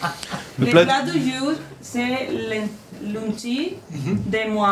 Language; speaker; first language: French; non-native, learner; Spanish